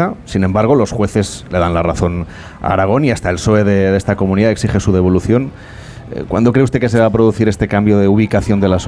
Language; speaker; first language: Spanish; native; Spanish